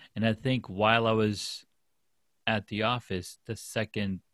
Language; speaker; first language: English; non-native, fluent; Urdu